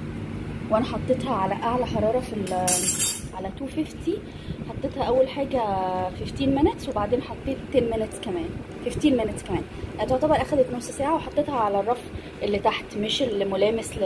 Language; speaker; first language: Arabic; native; Arabic